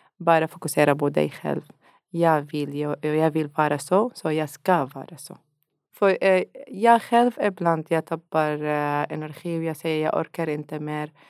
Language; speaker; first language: Swedish; non-native, learner; Arabic